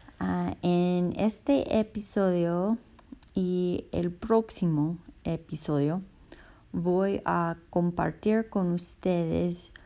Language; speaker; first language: Spanish; non-native, learner; English